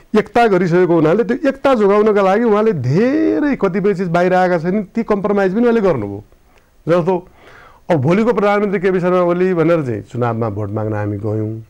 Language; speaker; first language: Nepali; native; Nepali